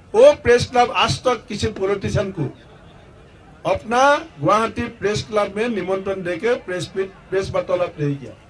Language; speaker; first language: Hindi; non-native, local second language; Assamese